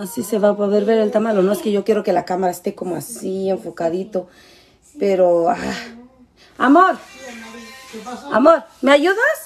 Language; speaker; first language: Spanish; native; Spanish